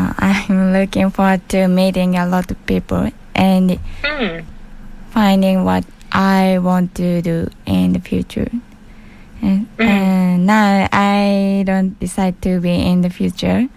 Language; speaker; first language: English; non-native, learner; Japanese